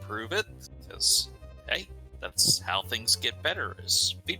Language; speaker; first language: English; native; English